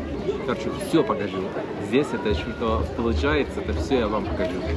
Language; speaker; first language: Russian; non-native, learner; Turkish